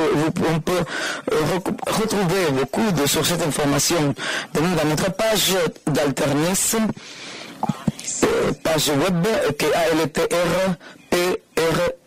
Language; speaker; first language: French; non-native, fluent; Spanish